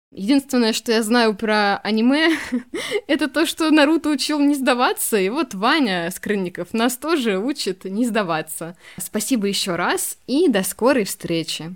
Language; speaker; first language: Russian; native; Russian